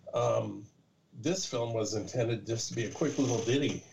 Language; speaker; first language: English; native; English